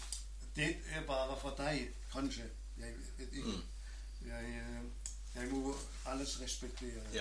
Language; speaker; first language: Norwegian; non-native, learner; German